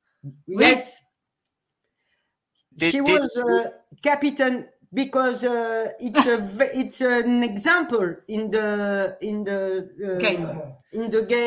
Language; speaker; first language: English; non-native, learner; French